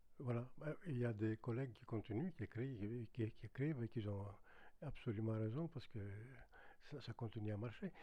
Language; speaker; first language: French; non-native, fluent; Greek